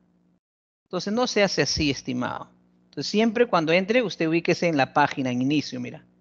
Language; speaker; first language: Spanish; native; Spanish